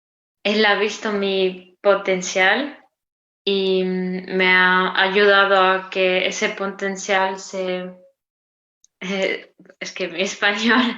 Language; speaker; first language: Spanish; non-native, learner; Romanian